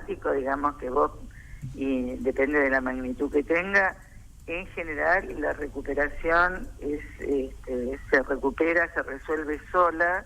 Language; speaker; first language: Spanish; native; Spanish